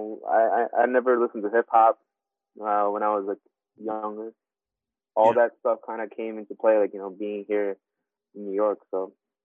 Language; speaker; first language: English; native; English